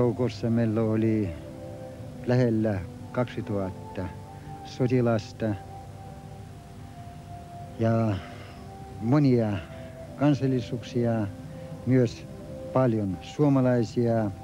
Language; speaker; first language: Finnish; early bilingual, heritage; Finnish